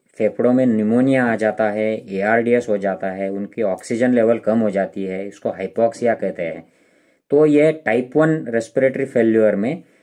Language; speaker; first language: Hindi; non-native, local second language; Marathi